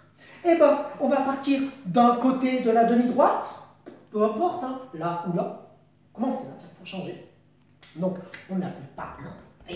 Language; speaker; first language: French; native; French